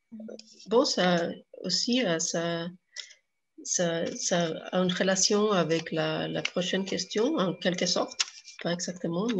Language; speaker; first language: French; non-native, fluent; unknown